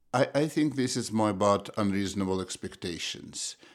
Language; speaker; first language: English; non-native, fluent; Russian